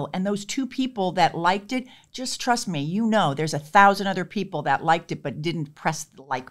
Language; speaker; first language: English; native; English